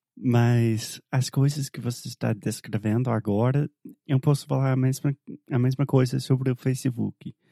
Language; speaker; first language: Portuguese; non-native, fluent; English